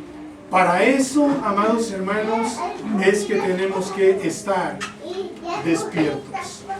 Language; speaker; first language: Spanish; native; Spanish